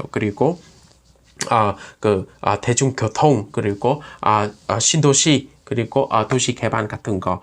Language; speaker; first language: Korean; non-native, fluent; Vietnamese